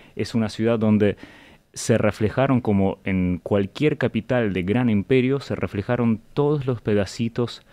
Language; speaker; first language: Spanish; non-native, fluent; Russian